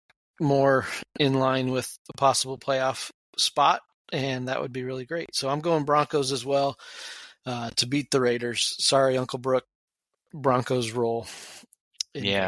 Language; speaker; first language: English; native; English